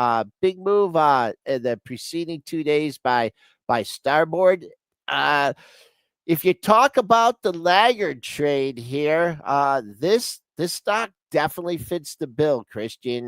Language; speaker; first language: English; native; English